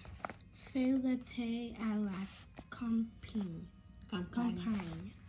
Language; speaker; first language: French; non-native, learner; English